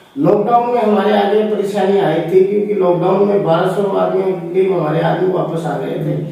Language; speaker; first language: Hindi; native; Hindi